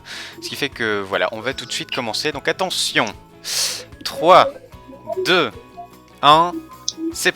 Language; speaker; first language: French; native; French